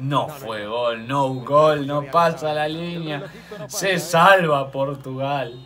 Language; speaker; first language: Spanish; native; Spanish